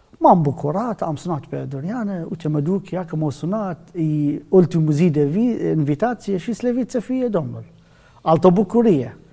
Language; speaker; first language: Romanian; non-native, learner; Arabic